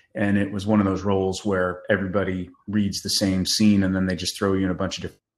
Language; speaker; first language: English; native; English